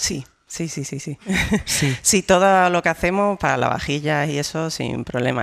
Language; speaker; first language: Spanish; native; Spanish